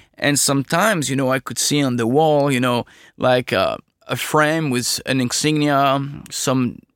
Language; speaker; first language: English; non-native, fluent; French